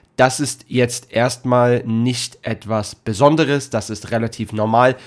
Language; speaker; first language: German; native; German